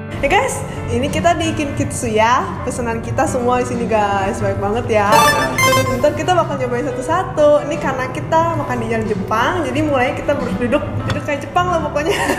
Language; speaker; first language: Indonesian; native; Indonesian